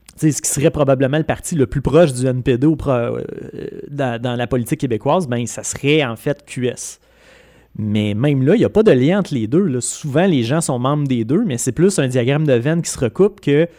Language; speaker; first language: French; native; French